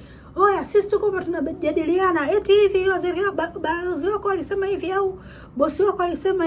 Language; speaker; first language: Swahili; native; Swahili